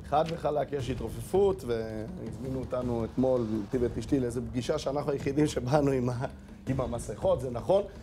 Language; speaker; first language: Hebrew; native; Hebrew